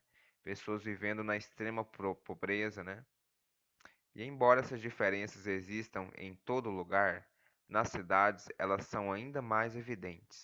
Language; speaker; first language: Portuguese; native; Portuguese